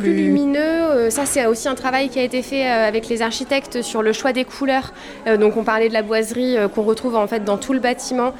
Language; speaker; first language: French; native; French